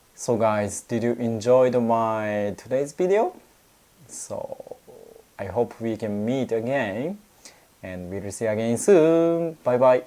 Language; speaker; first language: English; non-native, learner; Japanese